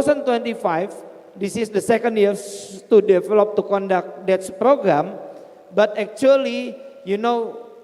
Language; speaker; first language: English; non-native, fluent; Indonesian